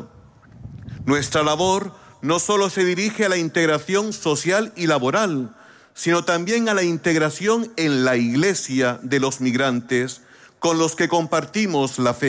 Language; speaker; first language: Spanish; native; Spanish